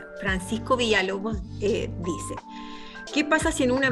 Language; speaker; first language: Spanish; native; Spanish